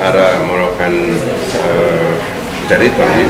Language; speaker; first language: English; non-native, fluent; Indonesian